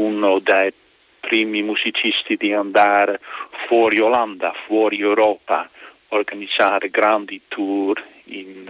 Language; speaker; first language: Italian; non-native, fluent; Dutch